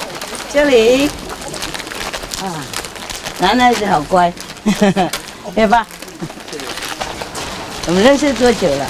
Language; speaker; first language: Chinese; non-native, fluent; Vietnamese